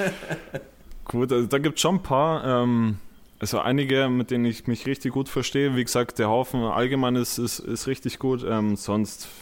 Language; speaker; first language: German; native; German